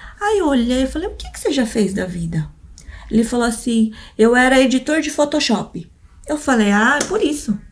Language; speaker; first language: Portuguese; early bilingual, other home language; Korean